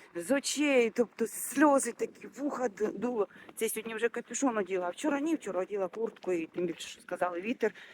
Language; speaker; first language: Ukrainian; non-native, local second language; Russian